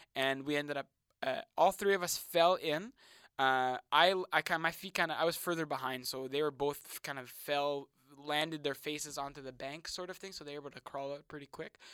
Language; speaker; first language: English; native; English